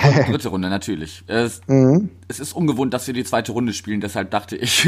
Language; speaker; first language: German; native; German